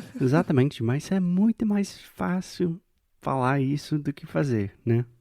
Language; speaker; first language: Portuguese; non-native, fluent; English